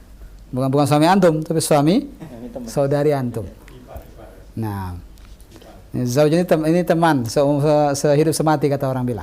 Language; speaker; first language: Indonesian; native; Indonesian